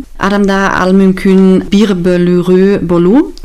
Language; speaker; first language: Kyrgyz; non-native, learner; German